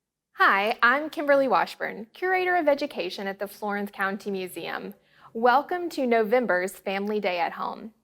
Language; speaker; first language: English; native; English